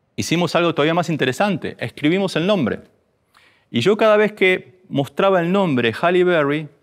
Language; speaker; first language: Spanish; native; Spanish